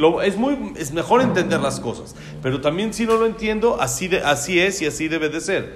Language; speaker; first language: Spanish; native; Spanish